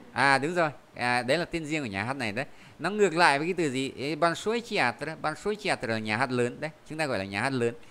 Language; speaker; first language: Vietnamese; native; Vietnamese